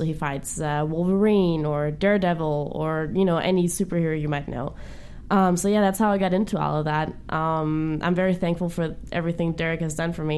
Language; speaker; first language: English; non-native, fluent; German